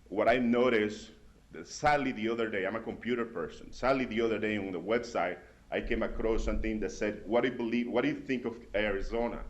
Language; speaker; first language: English; non-native, fluent; Spanish